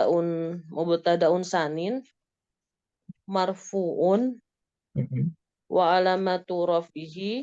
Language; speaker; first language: Arabic; non-native, learner; Indonesian